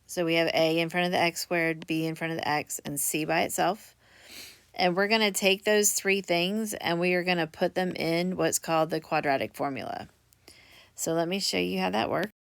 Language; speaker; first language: English; native; English